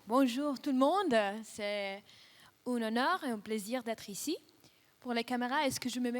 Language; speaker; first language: French; non-native, fluent; Russian